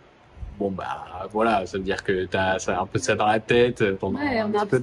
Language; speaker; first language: French; native; French